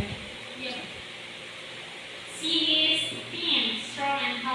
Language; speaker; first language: English; non-native, learner; Indonesian